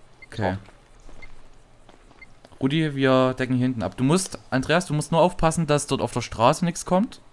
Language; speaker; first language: German; native; German